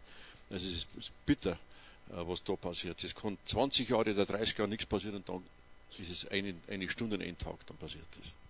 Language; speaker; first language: German; native; German